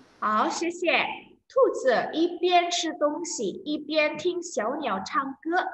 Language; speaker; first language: Chinese; non-native, fluent; Indonesian